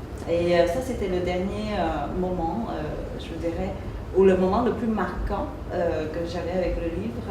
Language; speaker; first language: French; early bilingual, other home language; Vietnamese